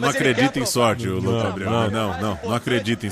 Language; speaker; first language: Portuguese; native; Portuguese